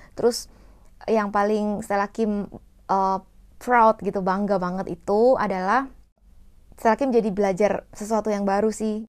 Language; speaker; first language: Indonesian; non-native, fluent; Korean